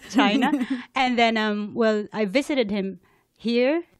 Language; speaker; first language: English; non-native, local second language; Cebuano